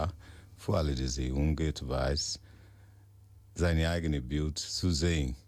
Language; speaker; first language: German; non-native, fluent; Portuguese